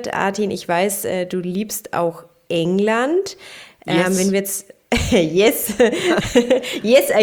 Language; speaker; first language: German; native; German